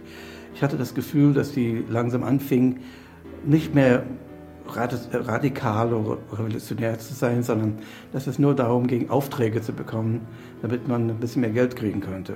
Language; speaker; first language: German; non-native, fluent; English